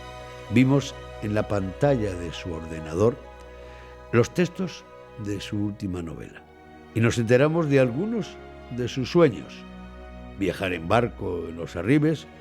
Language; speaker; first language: Spanish; native; Spanish